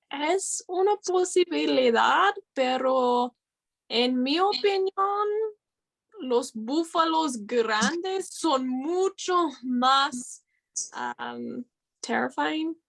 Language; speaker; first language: Spanish; non-native, learner; English